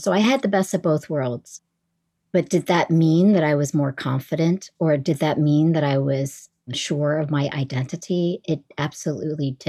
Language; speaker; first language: English; early bilingual, other home language; Vietnamese